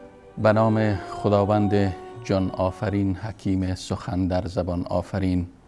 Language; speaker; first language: Persian; native; Persian